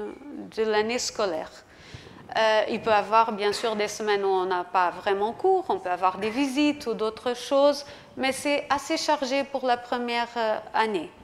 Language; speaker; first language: French; non-native, fluent; Portuguese